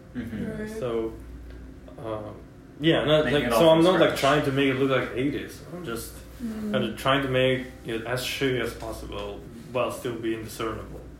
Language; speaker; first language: English; non-native, fluent; Russian